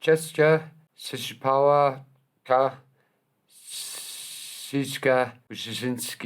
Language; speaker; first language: Polish; non-native, learner; English